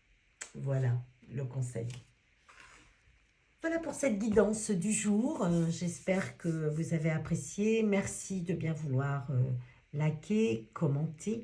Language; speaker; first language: French; native; French